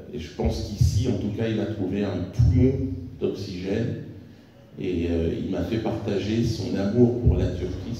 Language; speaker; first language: French; native; French